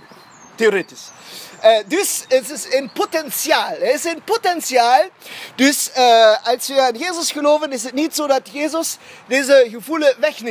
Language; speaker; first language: Dutch; non-native, fluent; German